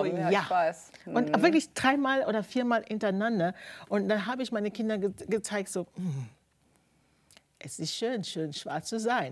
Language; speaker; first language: German; non-native, fluent; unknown